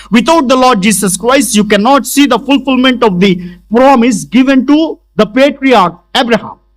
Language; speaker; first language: English; non-native, local second language; Telugu